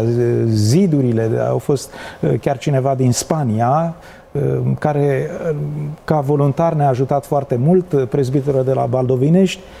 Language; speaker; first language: Romanian; native; Romanian